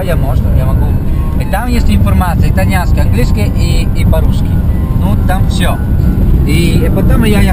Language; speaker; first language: Russian; non-native, learner; Italian